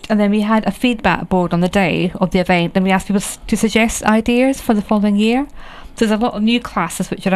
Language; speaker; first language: English; native; English